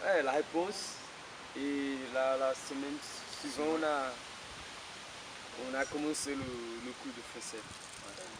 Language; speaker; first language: French; non-native, fluent; Portuguese